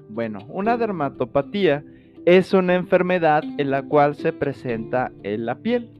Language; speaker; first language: Spanish; native; Spanish